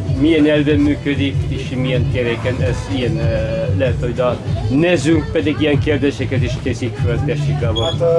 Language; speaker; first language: Hungarian; non-native, fluent; Turkish